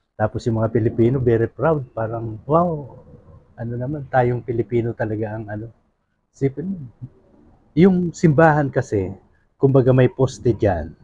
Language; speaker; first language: Filipino; non-native, local second language; Bikol